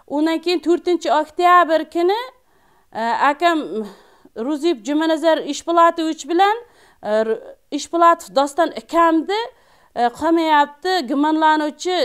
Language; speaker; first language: Uzbek; native; Uzbek